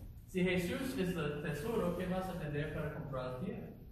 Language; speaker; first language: Spanish; non-native, learner; English